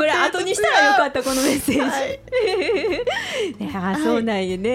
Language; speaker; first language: Japanese; native; Japanese